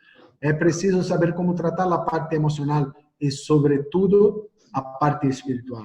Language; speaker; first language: Spanish; non-native, learner; Portuguese